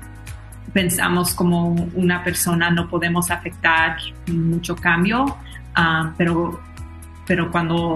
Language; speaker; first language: Spanish; early bilingual, heritage; Spanish